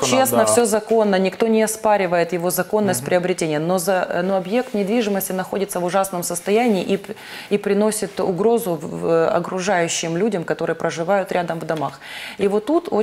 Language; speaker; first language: Russian; native; Russian